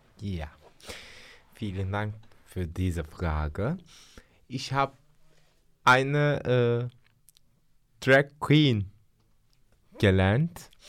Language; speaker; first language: German; non-native, learner; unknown